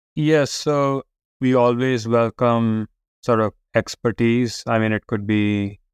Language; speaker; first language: English; non-native, local second language; Hindi